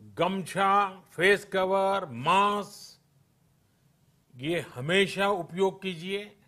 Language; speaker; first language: Hindi; non-native, local second language; Gujarati